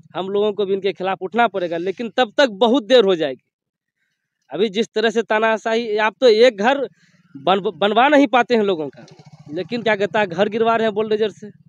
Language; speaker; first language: Hindi; native; Hindi